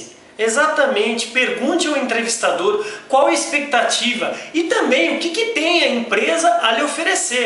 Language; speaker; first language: Portuguese; native; Portuguese